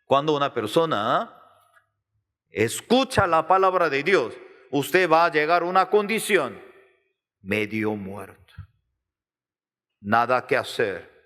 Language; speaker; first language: Spanish; non-native, learner; Korean